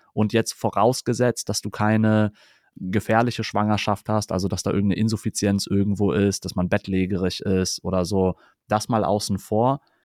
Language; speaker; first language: German; native; German